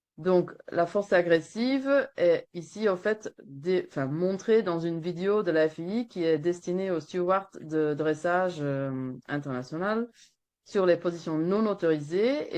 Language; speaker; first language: French; non-native, local second language; Dutch